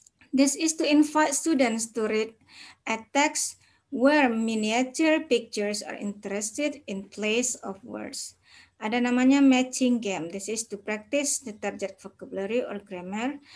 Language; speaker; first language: English; non-native, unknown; Indonesian